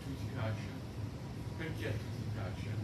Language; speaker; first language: Italian; non-native, learner; English